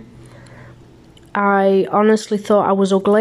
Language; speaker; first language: English; native; English